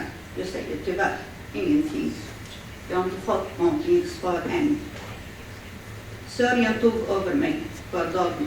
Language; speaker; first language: Swedish; early bilingual, other home language; Assyrian Neo-Aramaic